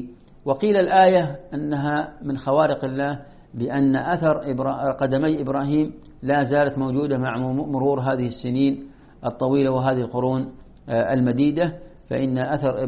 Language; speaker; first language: Arabic; native; Arabic